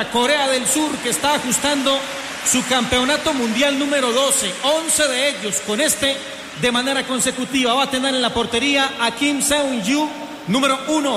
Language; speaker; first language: Spanish; native; Spanish